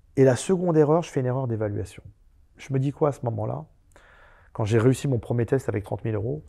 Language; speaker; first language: French; native; French